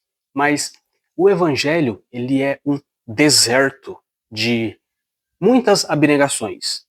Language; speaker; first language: Portuguese; native; Portuguese